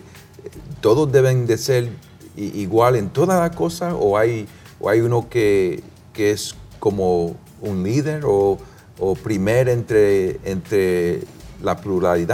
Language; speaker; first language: Spanish; non-native, fluent; English